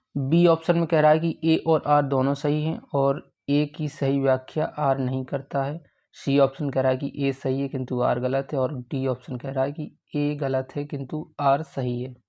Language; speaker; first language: Hindi; native; Hindi